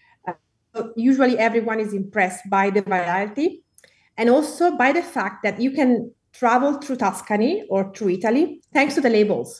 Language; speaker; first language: English; non-native, fluent; Italian